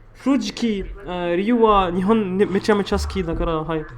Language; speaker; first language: Japanese; non-native, learner; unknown